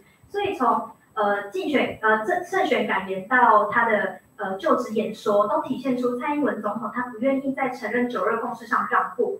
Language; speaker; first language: Chinese; native; Chinese